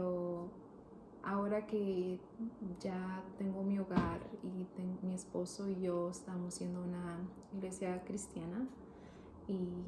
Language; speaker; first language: Spanish; early bilingual, heritage; Spanish